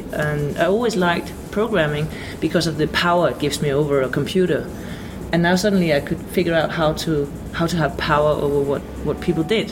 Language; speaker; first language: English; non-native, fluent; Danish